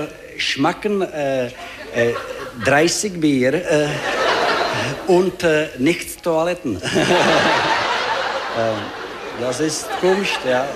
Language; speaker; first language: German; non-native, learner; Czech